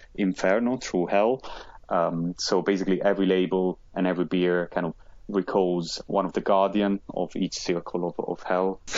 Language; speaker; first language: English; non-native, fluent; Italian